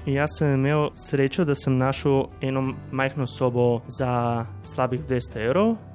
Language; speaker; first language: Slovenian; non-native, fluent; Macedonian